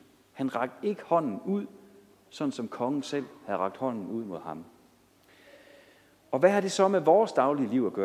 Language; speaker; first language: Danish; native; Danish